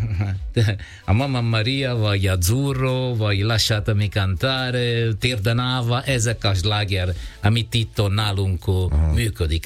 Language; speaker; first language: Hungarian; non-native, learner; Italian